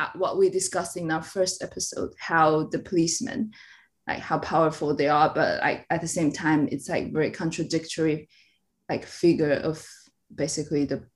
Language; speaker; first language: English; non-native, fluent; Chinese